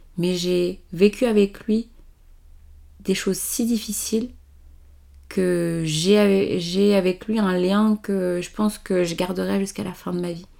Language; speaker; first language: French; early bilingual, other home language; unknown